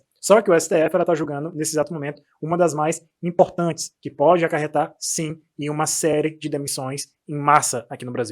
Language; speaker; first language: Portuguese; native; Portuguese